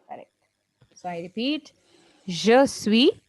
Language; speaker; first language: French; non-native, fluent; Hindi